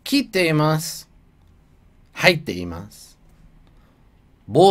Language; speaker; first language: Japanese; non-native, learner; English